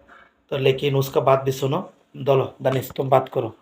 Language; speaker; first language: Hindi; non-native, learner; Bangla